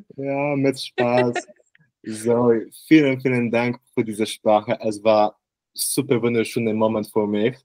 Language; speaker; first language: German; non-native, learner; Polish